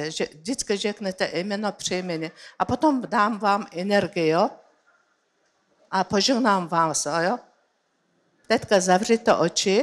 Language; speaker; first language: Czech; non-native, learner; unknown